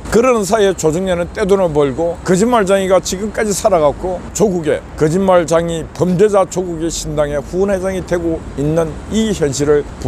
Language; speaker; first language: Korean; native; Korean